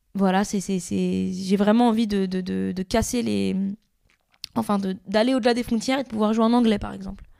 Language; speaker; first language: French; native; French